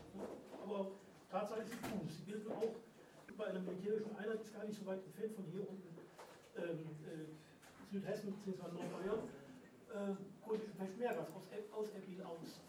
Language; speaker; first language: German; native; German